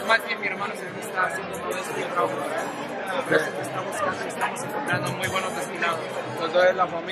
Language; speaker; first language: Spanish; native; Spanish